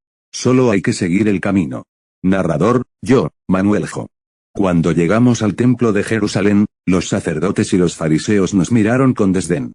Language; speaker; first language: Spanish; native; Spanish